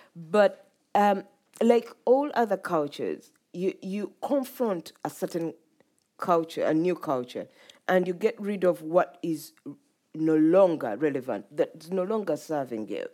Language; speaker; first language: English; non-native, local second language; Ganda